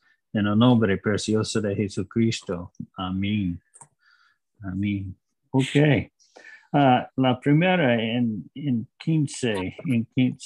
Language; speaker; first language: Spanish; non-native, learner; English